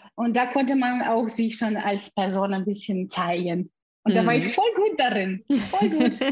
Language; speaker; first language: German; non-native, fluent; Russian